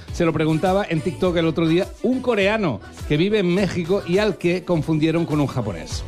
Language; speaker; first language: Spanish; native; Spanish